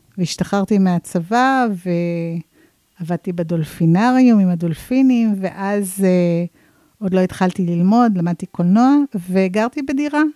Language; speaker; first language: Hebrew; non-native, fluent; English